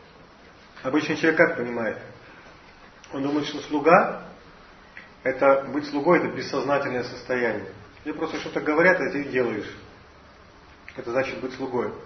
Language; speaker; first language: Russian; native; Russian